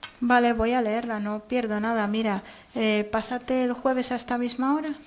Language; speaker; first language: Spanish; native; Spanish